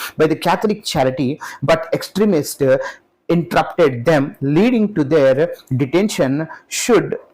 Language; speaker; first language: English; non-native, local second language; Telugu